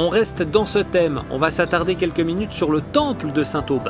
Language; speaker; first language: French; native; French